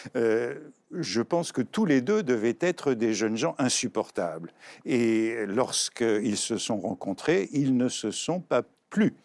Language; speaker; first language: French; native; French